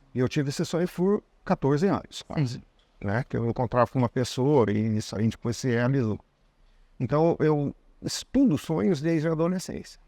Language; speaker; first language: Portuguese; non-native, fluent; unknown